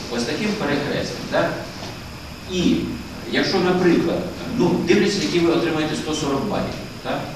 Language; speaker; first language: Ukrainian; native; Ukrainian